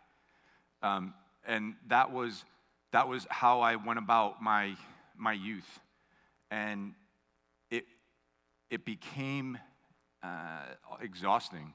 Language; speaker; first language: English; native; English